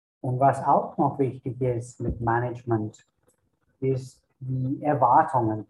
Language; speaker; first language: German; non-native, fluent; English